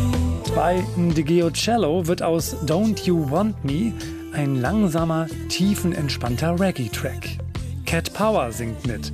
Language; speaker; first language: German; native; German